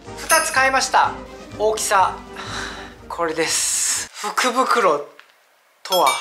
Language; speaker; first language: Japanese; non-native, fluent; Korean